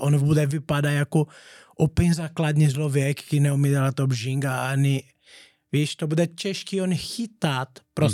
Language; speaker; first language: Czech; non-native, learner; Portuguese